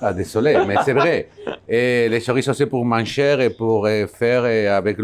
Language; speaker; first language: French; non-native, learner; Basque